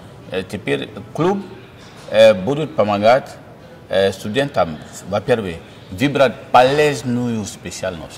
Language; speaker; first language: Russian; non-native, fluent; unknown